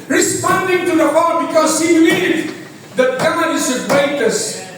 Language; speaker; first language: English; non-native, local second language; Filipino